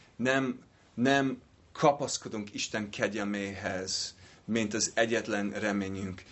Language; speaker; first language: Hungarian; non-native, fluent; English